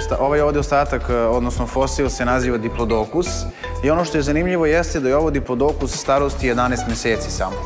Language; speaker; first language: Serbian; native; Serbian